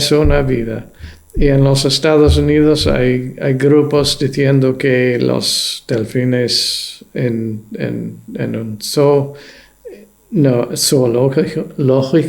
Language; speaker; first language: Spanish; non-native, fluent; English